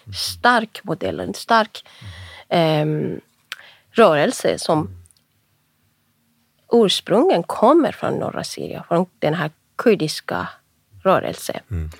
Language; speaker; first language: Swedish; non-native, fluent; Persian